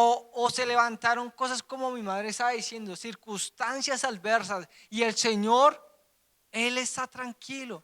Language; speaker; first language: Spanish; native; Spanish